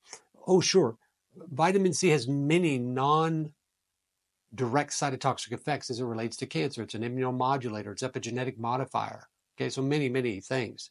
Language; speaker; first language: English; native; English